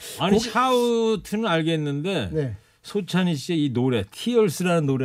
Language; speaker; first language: Korean; native; Korean